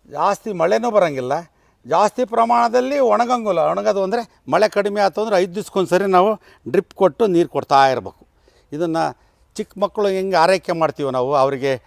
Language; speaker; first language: Kannada; native; Kannada